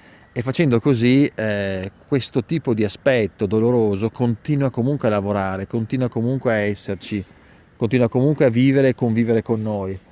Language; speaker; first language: Italian; native; Italian